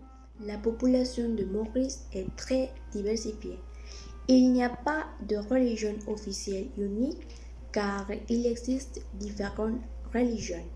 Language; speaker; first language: French; non-native, learner; Spanish